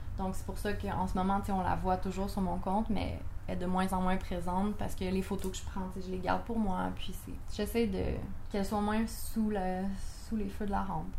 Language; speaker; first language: French; native; French